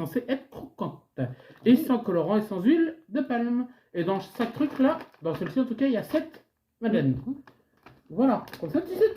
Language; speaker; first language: French; native; French